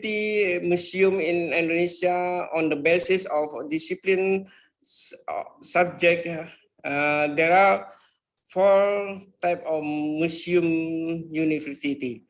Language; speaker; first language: English; non-native, fluent; Indonesian